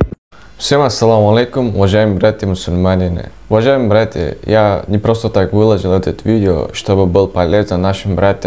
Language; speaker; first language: Russian; non-native, fluent; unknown